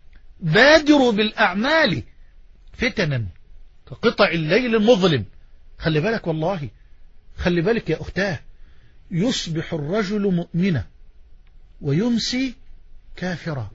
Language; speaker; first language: Arabic; native; Arabic